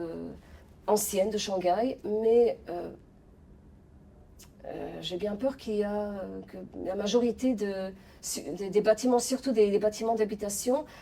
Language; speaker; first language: French; non-native, fluent; Polish